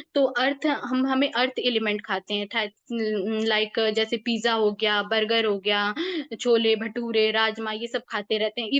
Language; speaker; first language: Hindi; native; Hindi